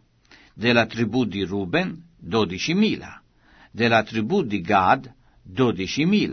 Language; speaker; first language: Italian; native; Italian